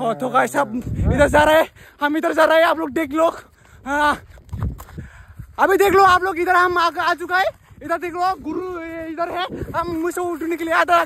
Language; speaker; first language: Hindi; non-native, local second language; Bodo